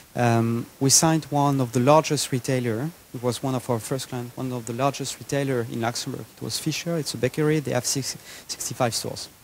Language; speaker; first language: English; non-native, fluent; French